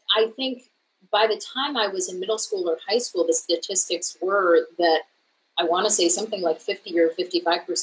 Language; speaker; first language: English; native; English